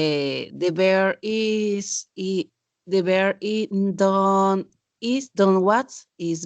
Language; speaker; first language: English; non-native, learner; Spanish